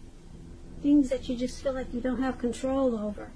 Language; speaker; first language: English; native; English